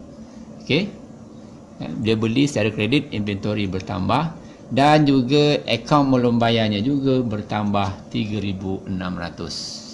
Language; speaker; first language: Malay; native; Malay